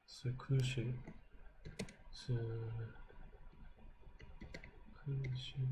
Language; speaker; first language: French; non-native, learner; English